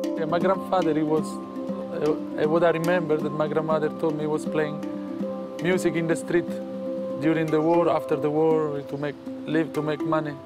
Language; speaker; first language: English; non-native, fluent; Italian